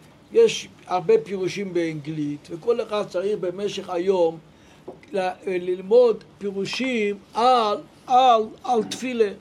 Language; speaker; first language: Hebrew; non-native, local second language; Yiddish